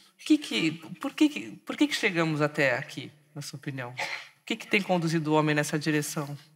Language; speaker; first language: Portuguese; native; Portuguese